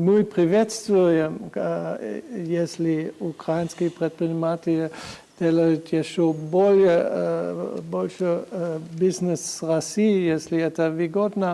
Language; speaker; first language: Russian; non-native, learner; German